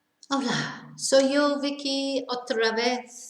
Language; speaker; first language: Spanish; non-native, fluent; English